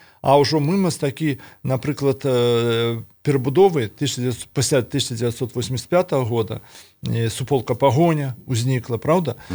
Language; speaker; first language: Belarusian; native; Belarusian